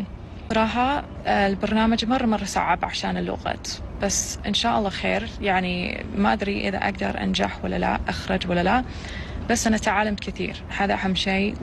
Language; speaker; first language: Arabic; non-native, learner; English